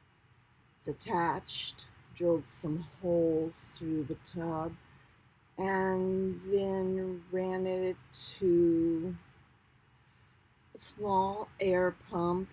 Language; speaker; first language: English; native; English